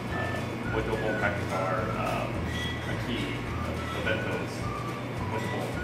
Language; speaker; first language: Portuguese; non-native, learner; English